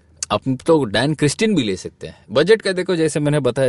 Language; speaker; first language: Hindi; native; Hindi